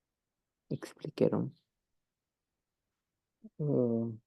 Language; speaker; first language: French; non-native, learner; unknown